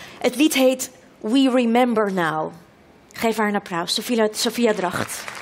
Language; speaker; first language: Dutch; early bilingual, other home language; Russian